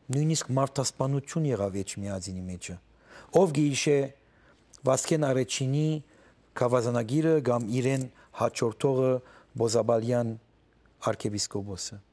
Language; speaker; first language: Armenian; early bilingual, heritage; Armenian